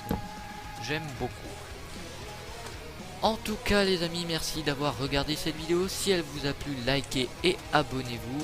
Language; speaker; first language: French; native; French